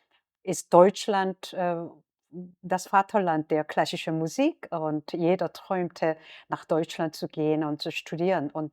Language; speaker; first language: German; non-native, fluent; Korean